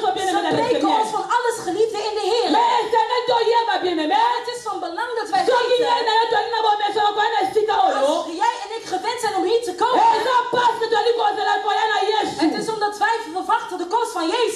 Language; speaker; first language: Dutch; non-native, learner; French